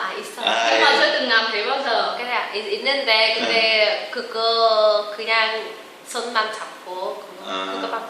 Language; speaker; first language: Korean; non-native, learner; Vietnamese